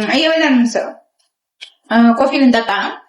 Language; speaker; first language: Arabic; non-native, learner; Amharic